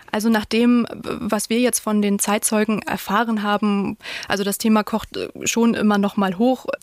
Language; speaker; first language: German; native; German